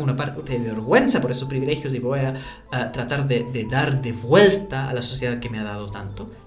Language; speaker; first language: Spanish; non-native, fluent; English